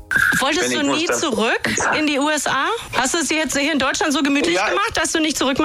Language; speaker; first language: German; native; German